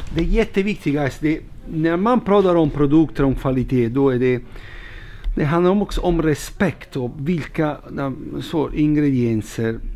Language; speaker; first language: Swedish; non-native, fluent; Italian